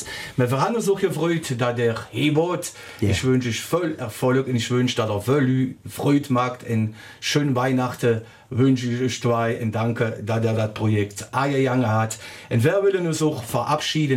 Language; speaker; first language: German; native; German